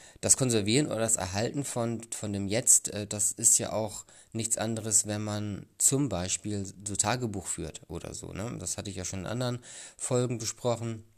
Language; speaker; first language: German; native; German